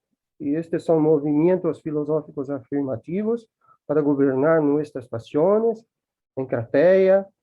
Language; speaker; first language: Spanish; non-native, learner; Portuguese